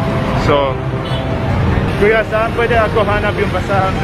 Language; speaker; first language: Filipino; non-native, learner; Arabic